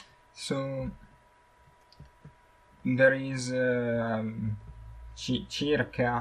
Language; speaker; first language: English; non-native, learner; Italian